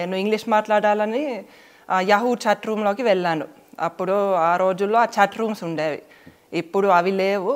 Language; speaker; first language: Telugu; non-native, fluent; Finnish